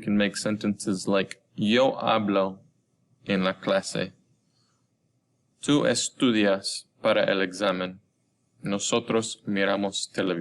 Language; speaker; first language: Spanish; non-native, fluent; English